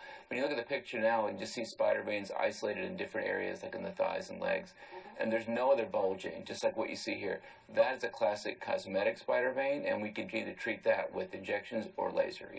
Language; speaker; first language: English; native; English